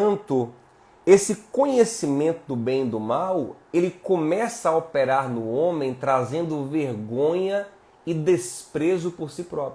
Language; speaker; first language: Portuguese; native; Portuguese